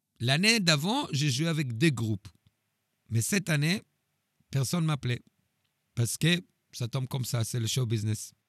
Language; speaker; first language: French; non-native, fluent; Hebrew